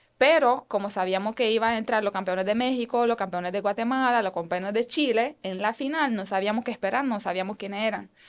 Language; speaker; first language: Spanish; non-native, fluent; Romanian